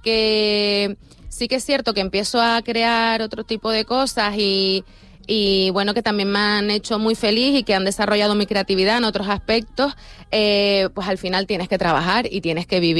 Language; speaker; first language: Spanish; native; Spanish